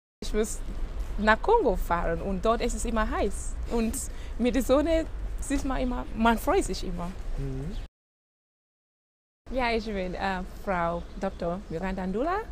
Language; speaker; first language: German; non-native, learner; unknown